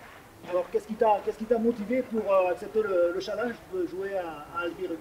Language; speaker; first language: French; native; French